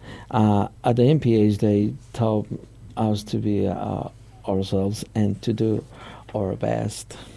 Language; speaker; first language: English; non-native, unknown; Spanish